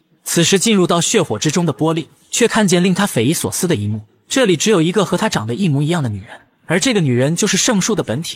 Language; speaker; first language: Chinese; native; Chinese